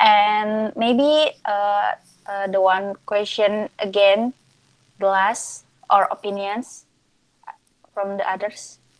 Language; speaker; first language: English; non-native, learner; Indonesian